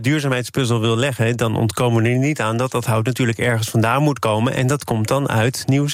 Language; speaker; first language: Dutch; native; Dutch